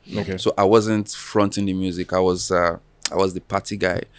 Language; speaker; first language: English; non-native, local second language; Yoruba